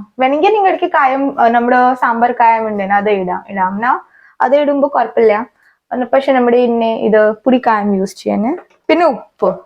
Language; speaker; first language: Malayalam; non-native, learner; Hindi